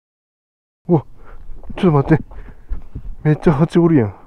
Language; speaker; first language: Japanese; native; Japanese